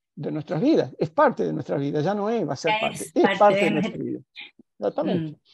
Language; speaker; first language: Spanish; native; Spanish